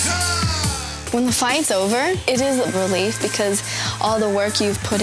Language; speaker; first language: English; native; English